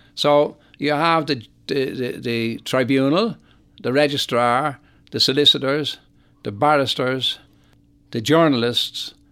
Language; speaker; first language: English; native; English